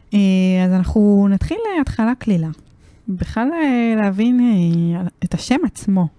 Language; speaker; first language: Hebrew; early bilingual, other home language; Arabic